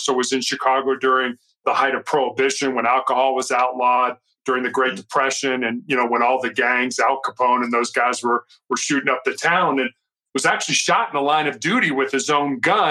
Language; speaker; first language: English; native; English